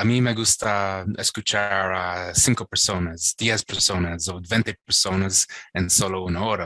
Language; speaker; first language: Spanish; non-native, fluent; English